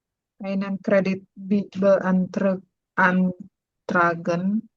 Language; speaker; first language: German; non-native, learner; Indonesian